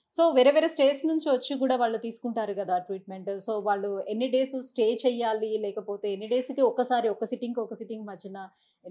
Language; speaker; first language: Telugu; native; Telugu